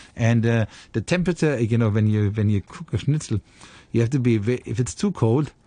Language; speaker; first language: English; non-native, fluent; German